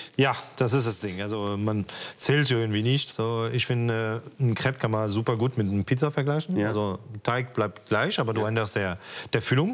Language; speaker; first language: German; non-native, fluent; French